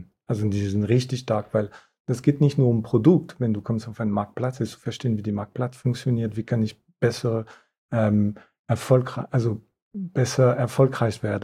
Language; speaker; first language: German; non-native, fluent; French